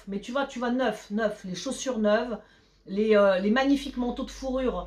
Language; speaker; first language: French; early bilingual, other home language; Polish